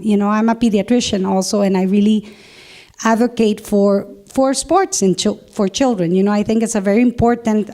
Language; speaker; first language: English; non-native, fluent; Spanish